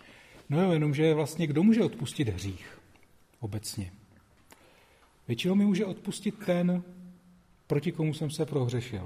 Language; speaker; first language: Czech; native; Czech